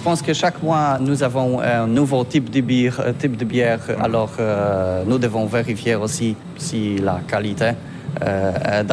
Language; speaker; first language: French; non-native, learner; Polish